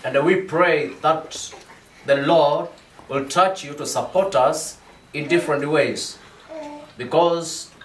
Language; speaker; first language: English; non-native, local second language; Swahili